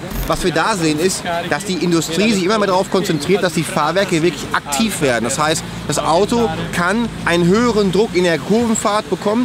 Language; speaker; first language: German; native; German